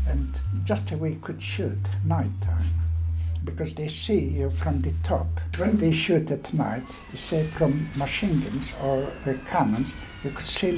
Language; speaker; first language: English; non-native, fluent; Polish